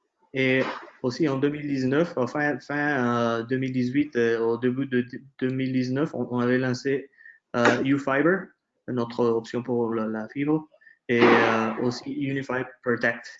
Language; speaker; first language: French; non-native, fluent; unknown